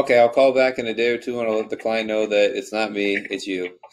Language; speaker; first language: English; native; English